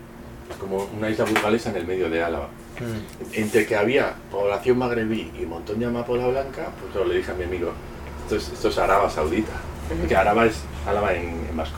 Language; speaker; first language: Spanish; native; Spanish